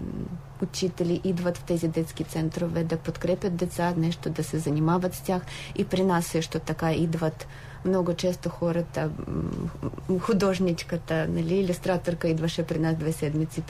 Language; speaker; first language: Bulgarian; non-native, fluent; Ukrainian